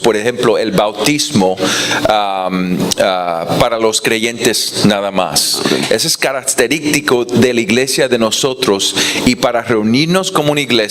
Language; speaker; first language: Spanish; non-native, fluent; English